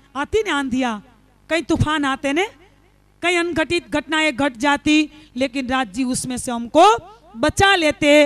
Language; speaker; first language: Hindi; non-native, local second language; Gujarati